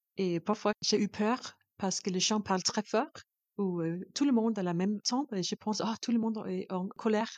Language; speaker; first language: French; non-native, learner; Danish